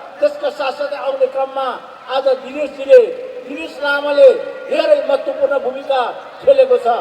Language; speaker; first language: Nepali; non-native, local second language; Eastern Tamang